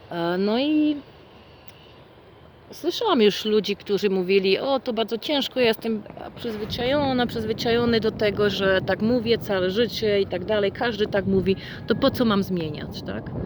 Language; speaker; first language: Polish; non-native, fluent; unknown